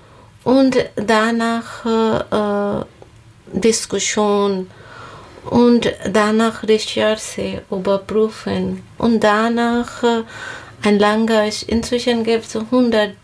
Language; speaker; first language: German; non-native, learner; Bangla